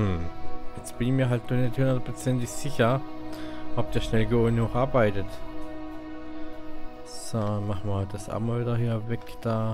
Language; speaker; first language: German; native; German